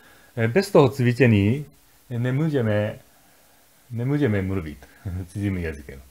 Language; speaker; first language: Czech; non-native, fluent; Japanese